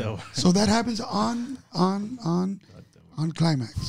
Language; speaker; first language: English; native; English